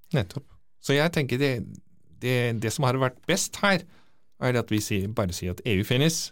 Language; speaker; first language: Norwegian; non-native, fluent; Dutch